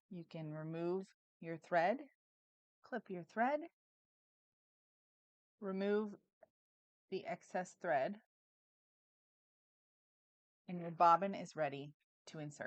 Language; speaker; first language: English; native; English